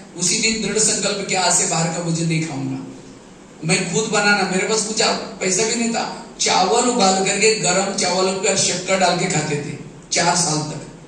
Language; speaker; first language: Hindi; non-native, local second language; Marathi